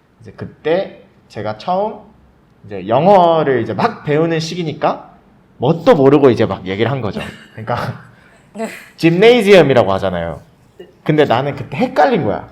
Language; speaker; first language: Korean; early bilingual, heritage; Korean